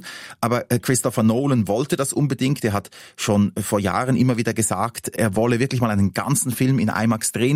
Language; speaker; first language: German; native; German